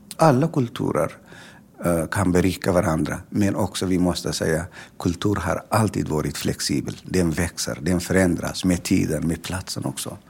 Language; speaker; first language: Swedish; non-native, fluent; Tigrinya